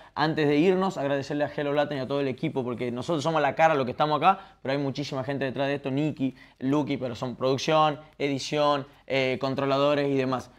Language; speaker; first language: Spanish; native; Spanish